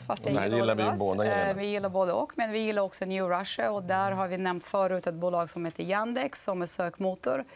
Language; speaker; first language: Swedish; non-native, fluent; Russian